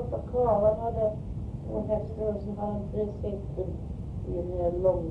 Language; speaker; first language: Swedish; early bilingual, heritage; Swedish